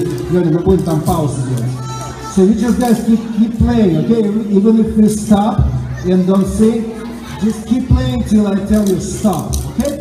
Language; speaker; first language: English; non-native, fluent; Russian